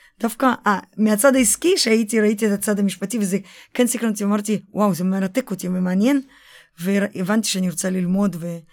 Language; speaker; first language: Hebrew; early bilingual, other home language; Russian